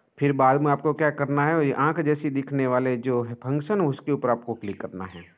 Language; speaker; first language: Hindi; non-native, local second language; Gujarati